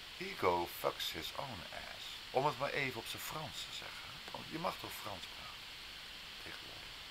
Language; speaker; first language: Dutch; native; Dutch